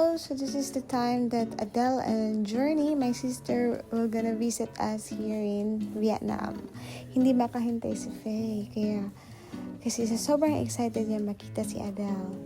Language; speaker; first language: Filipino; non-native, local second language; Cebuano